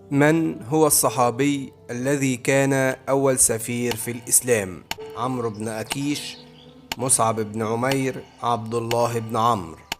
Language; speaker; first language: Arabic; native; Arabic